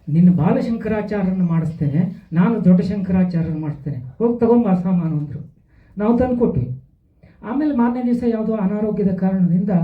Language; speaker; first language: Kannada; native; Kannada